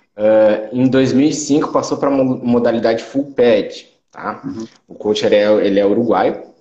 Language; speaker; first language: Portuguese; native; Portuguese